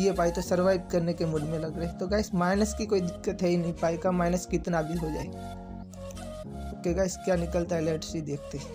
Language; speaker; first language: Hindi; native; Hindi